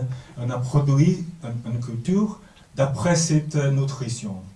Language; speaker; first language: French; non-native, fluent; Portuguese